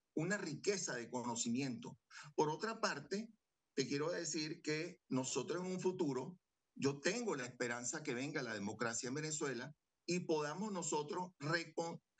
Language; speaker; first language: Spanish; native; Spanish